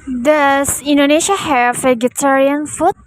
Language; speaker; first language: English; non-native, learner; Indonesian